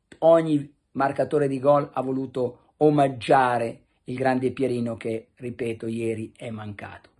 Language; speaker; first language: Italian; native; Italian